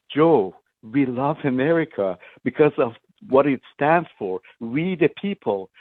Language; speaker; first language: English; non-native, fluent; Persian